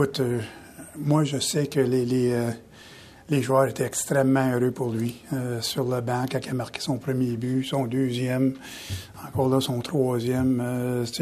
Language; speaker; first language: French; native; French